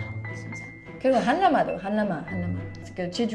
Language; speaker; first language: Korean; non-native, learner; French